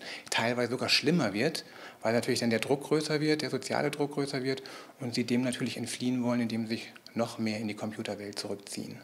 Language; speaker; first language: German; native; German